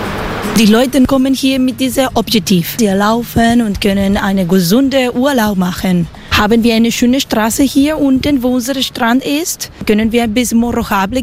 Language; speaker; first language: German; non-native, learner; Spanish